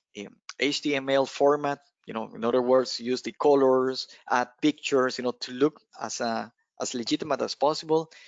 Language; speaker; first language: English; non-native, fluent; Spanish